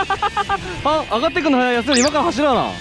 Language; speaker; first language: Japanese; native; Japanese